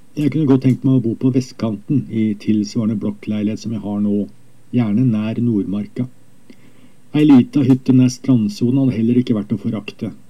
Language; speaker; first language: Norwegian; native; Norwegian